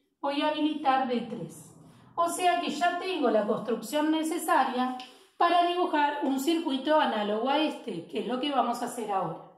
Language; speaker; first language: Spanish; native; Spanish